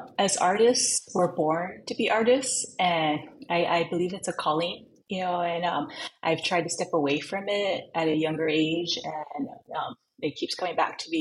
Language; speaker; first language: English; native; English